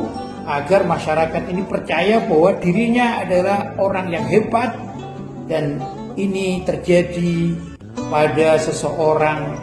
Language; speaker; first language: Indonesian; native; Indonesian